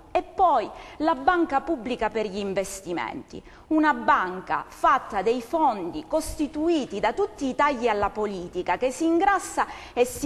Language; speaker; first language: Italian; native; Italian